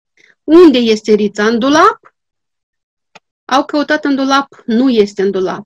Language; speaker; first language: Romanian; non-native, local second language; Gagauz